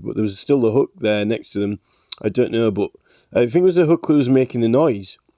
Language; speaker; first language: English; native; English